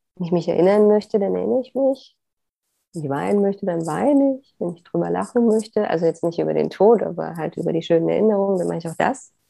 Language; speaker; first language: German; native; German